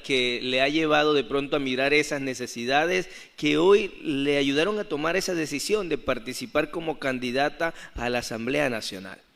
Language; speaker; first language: Spanish; native; Spanish